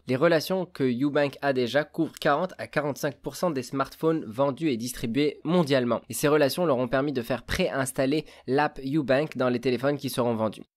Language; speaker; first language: French; native; French